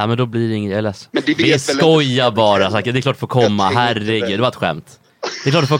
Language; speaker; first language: Swedish; native; Swedish